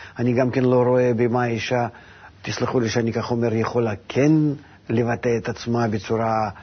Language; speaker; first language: Hebrew; non-native, fluent; Russian